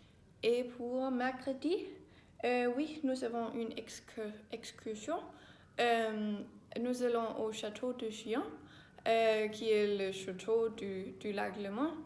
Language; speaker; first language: French; non-native, learner; Danish